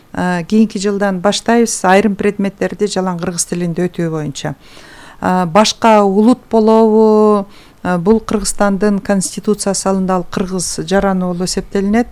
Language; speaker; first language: Kyrgyz; native; Kyrgyz